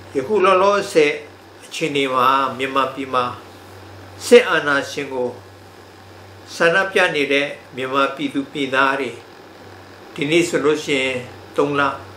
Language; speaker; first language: Burmese; non-native, local second language; Hakha Chin